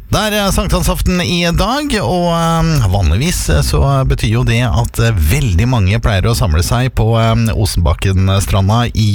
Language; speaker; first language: Norwegian; native; Norwegian